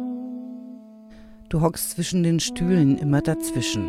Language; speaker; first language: German; native; German